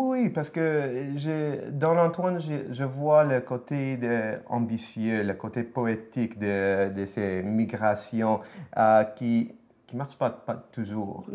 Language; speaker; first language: French; non-native, fluent; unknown